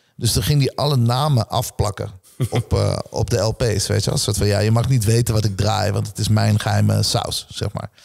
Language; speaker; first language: Dutch; early bilingual, other home language; Hebrew